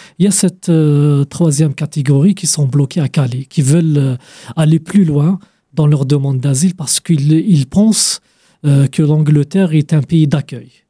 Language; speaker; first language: French; non-native, fluent; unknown